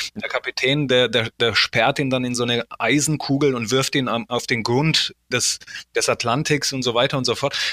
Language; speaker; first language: German; early bilingual, other home language; Polish